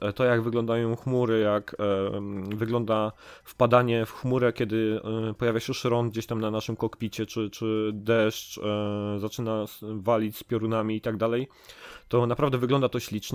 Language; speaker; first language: Polish; native; Polish